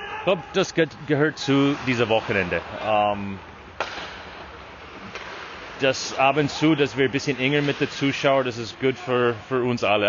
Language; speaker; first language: German; non-native, learner; English